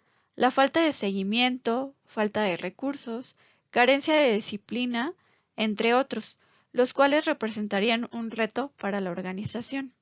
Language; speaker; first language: Spanish; native; Spanish